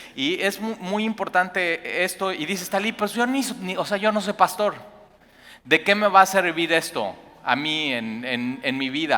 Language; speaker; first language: Spanish; native; Spanish